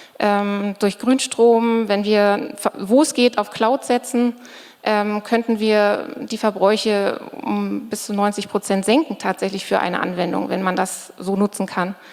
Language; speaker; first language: German; native; German